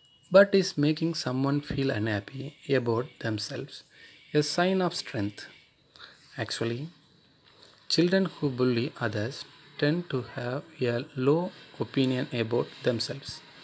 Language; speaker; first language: English; non-native, local second language; Tamil